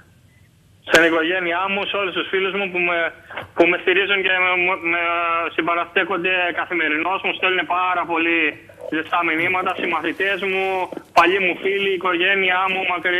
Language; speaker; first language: Greek; native; Greek